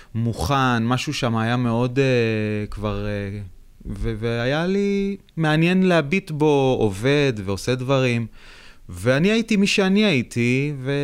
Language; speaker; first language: Hebrew; native; Hebrew